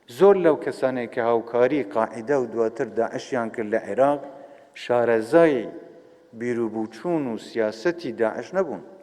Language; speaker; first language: Central Kurdish; non-native, local second language; Kurdish